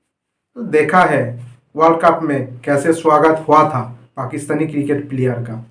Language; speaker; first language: Hindi; non-native, local second language; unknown